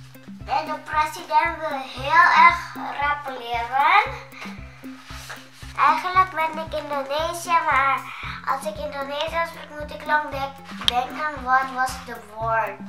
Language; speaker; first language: Dutch; early bilingual, other home language; Indonesian